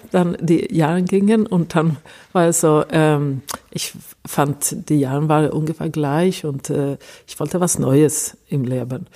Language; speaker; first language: German; non-native, fluent; Swedish